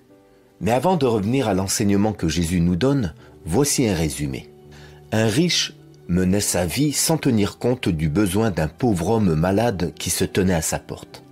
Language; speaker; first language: French; native; French